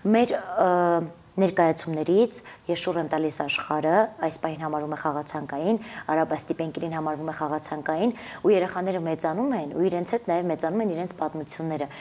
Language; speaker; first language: Armenian; native; Armenian